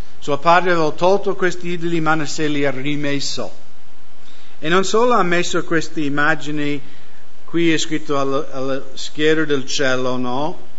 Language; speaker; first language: Italian; non-native, fluent; English